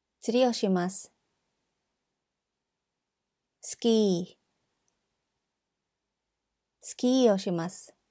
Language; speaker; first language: Japanese; non-native, fluent; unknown